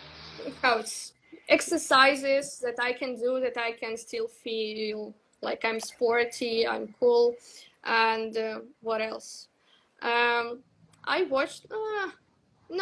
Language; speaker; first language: English; non-native, learner; Russian